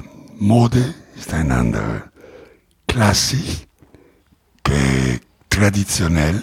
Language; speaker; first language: German; non-native, learner; Italian